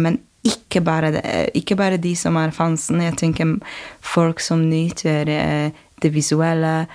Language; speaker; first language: Norwegian; non-native, fluent; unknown